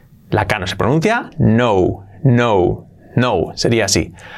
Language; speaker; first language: Spanish; native; Spanish